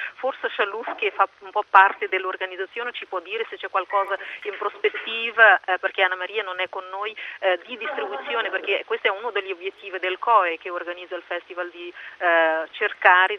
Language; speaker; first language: Italian; non-native, fluent; Portuguese